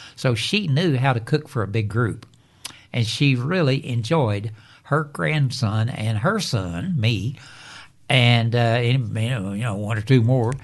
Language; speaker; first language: English; native; English